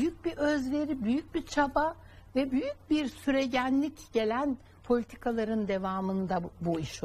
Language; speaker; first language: Turkish; native; Turkish